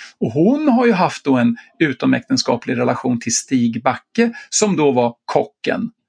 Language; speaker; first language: Swedish; native; Swedish